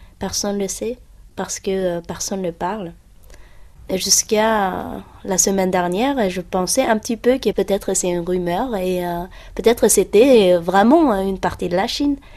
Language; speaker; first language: French; non-native, fluent; Uyghur